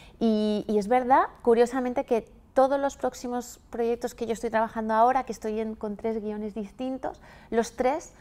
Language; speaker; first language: Spanish; native; Spanish